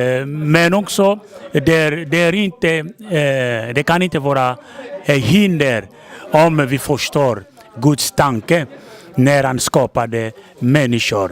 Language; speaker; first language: Swedish; non-native, fluent; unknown